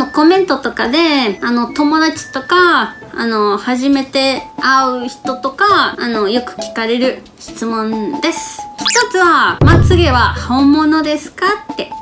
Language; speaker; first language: Japanese; non-native, learner; Spanish